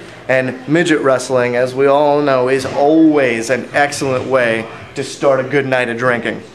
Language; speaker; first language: English; native; English